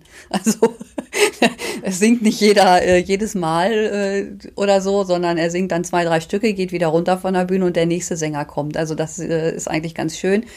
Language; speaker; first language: German; native; German